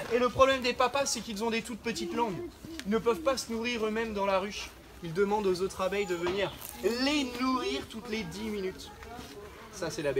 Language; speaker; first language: French; native; French